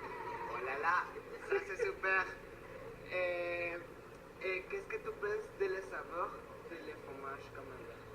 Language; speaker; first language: French; non-native, learner; Spanish